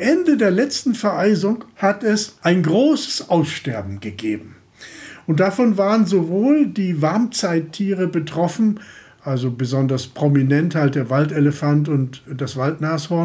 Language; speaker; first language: German; native; German